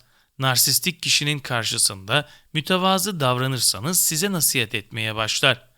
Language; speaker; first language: Turkish; native; Turkish